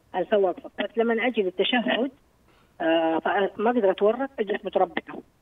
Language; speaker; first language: Arabic; native; Arabic